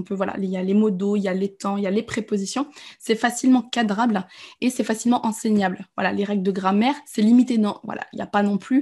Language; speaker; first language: French; native; French